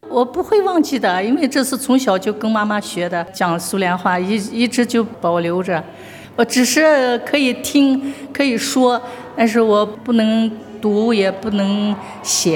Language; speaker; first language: Chinese; native; Chinese